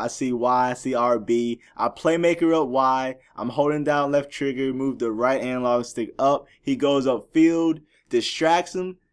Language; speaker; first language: English; native; English